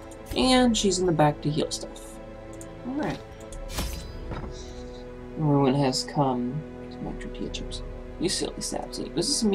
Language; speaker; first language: English; native; English